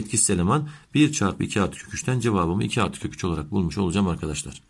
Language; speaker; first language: Turkish; native; Turkish